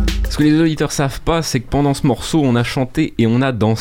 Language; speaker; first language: French; native; French